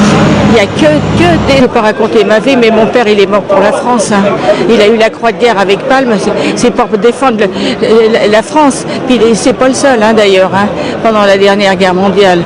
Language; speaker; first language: French; native; French